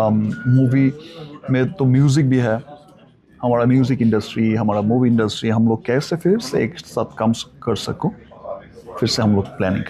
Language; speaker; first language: Hindi; non-native, learner; Bangla